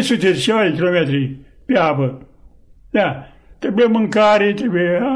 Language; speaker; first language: Romanian; native; Romanian